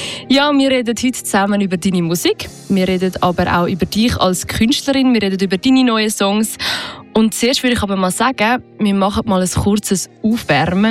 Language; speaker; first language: German; native; German